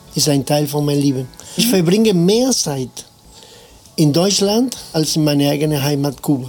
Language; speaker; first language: German; non-native, fluent; Spanish